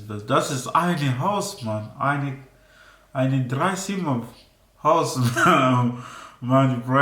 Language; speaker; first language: German; non-native, learner; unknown